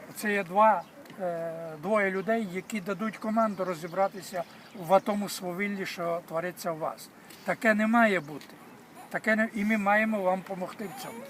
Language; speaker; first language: Ukrainian; native; Ukrainian